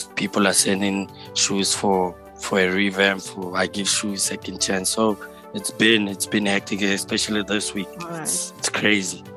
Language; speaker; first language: English; non-native, local second language; Tswana